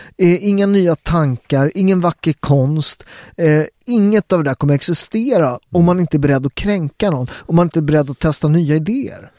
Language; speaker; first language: Swedish; early bilingual, other home language; Italian